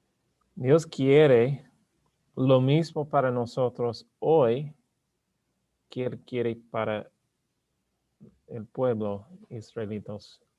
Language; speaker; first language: Spanish; non-native, learner; English